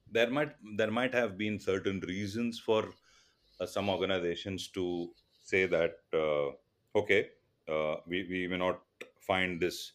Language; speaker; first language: English; non-native, local second language; Tulu